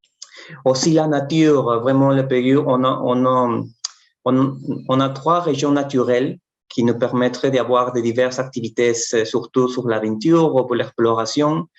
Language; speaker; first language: French; non-native, fluent; Spanish